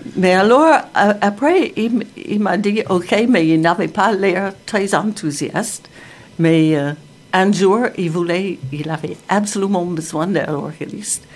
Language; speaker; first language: French; non-native, fluent; English